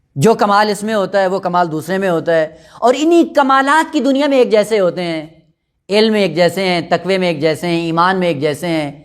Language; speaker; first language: Urdu; non-native, local second language; Punjabi